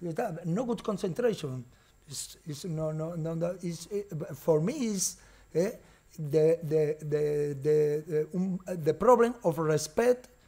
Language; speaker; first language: English; non-native, learner; Portuguese